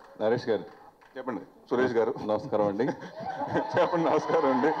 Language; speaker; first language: Telugu; native; Telugu